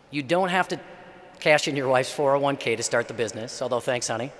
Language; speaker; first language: English; native; English